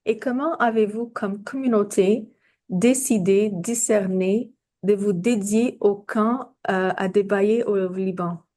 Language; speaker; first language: French; non-native, fluent; English